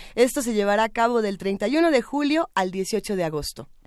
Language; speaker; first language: Spanish; native; Spanish